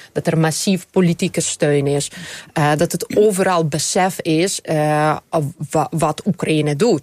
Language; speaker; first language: Dutch; non-native, fluent; Ukrainian